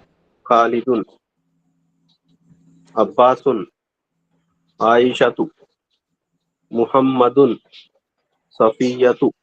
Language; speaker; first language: Arabic; non-native, learner; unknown